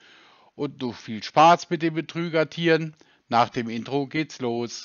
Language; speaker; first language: German; native; German